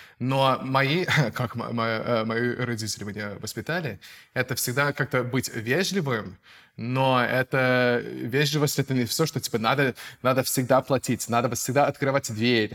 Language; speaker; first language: Russian; non-native, fluent; English